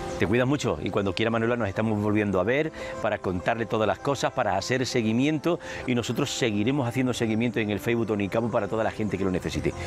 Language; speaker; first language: Spanish; native; Spanish